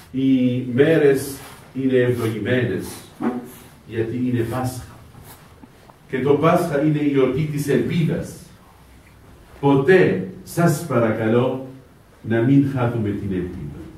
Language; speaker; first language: Greek; non-native, fluent; Arabic